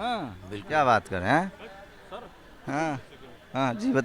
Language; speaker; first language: Hindi; native; Hindi